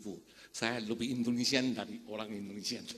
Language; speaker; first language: Indonesian; non-native, fluent; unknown